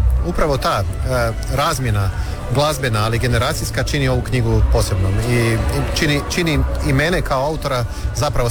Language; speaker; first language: Serbian; native; Serbian